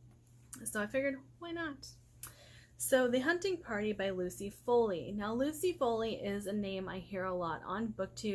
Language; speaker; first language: English; native; English